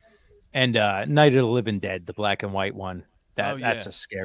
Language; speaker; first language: English; native; English